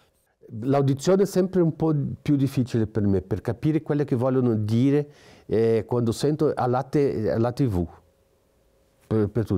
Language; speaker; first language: Italian; non-native, fluent; Portuguese